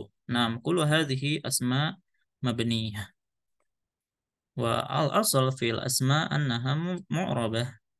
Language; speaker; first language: Arabic; non-native, fluent; Indonesian